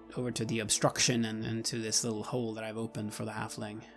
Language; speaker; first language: English; non-native, fluent; Swedish